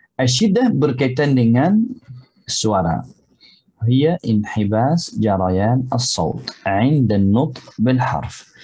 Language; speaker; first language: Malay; non-native, fluent; Arabic